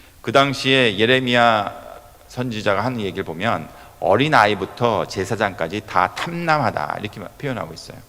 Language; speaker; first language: Korean; native; Korean